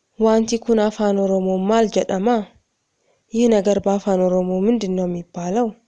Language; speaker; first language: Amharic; non-native, local second language; Oromo